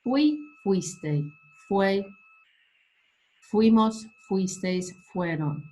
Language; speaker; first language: Spanish; non-native, fluent; English